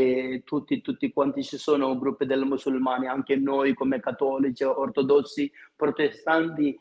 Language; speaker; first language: Italian; non-native, fluent; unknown